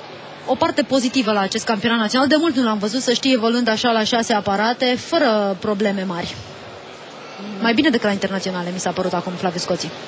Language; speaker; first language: Romanian; native; Romanian